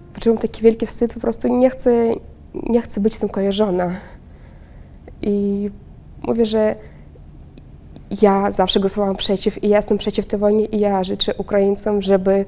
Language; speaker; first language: Polish; non-native, fluent; Russian